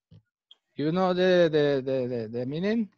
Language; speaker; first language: English; non-native, fluent; Spanish